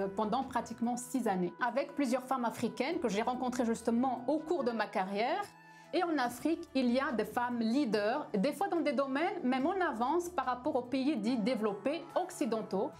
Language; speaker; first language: French; early bilingual, other home language; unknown